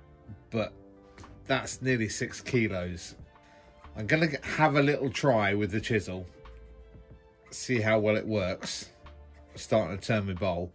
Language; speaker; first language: English; native; English